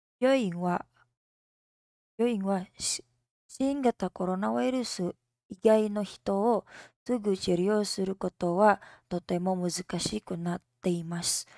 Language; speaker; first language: Japanese; non-native, learner; Indonesian